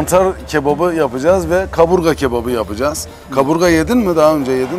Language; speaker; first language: Turkish; native; Turkish